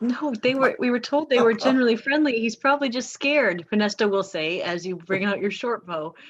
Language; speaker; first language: English; native; English